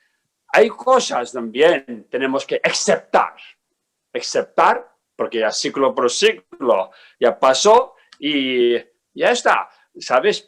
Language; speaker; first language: Spanish; non-native, learner; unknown